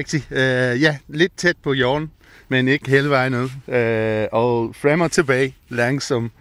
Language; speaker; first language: Danish; non-native, fluent; English